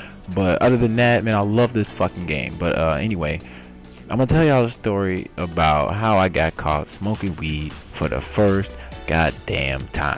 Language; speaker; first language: English; native; English